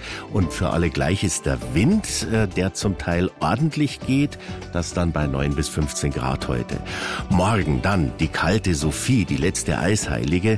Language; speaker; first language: German; native; German